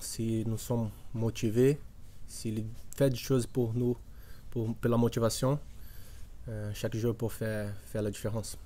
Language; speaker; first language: French; non-native, learner; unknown